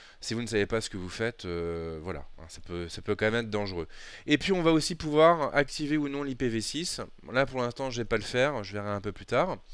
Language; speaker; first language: French; native; French